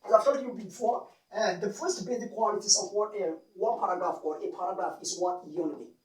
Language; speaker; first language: English; non-native, local second language; Amharic